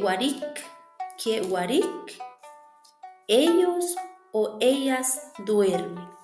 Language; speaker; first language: Spanish; non-native, local second language; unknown